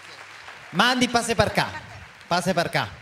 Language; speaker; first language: Italian; native; Italian